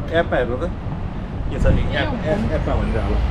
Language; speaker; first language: Nepali; native; Nepali